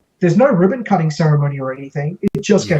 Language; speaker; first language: English; native; English